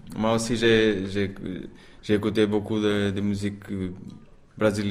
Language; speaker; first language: French; non-native, learner; Portuguese